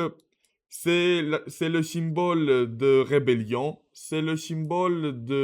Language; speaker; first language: French; non-native, learner; Russian